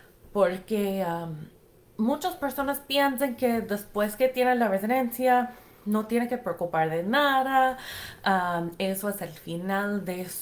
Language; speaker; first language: Spanish; non-native, fluent; English